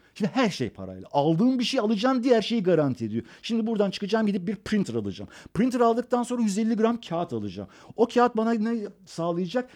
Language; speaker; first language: Turkish; early bilingual, other home language; Persian